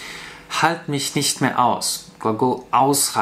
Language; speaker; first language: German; non-native, fluent; Russian